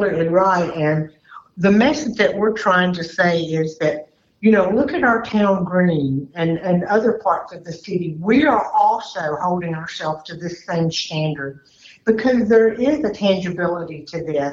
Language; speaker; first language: English; native; English